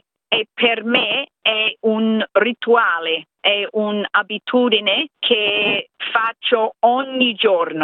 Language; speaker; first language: Italian; non-native, fluent; English